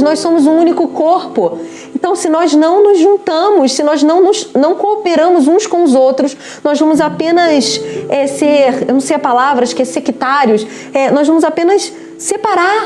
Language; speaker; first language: Portuguese; native; Portuguese